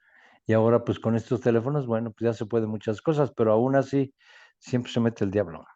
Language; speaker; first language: Spanish; native; Spanish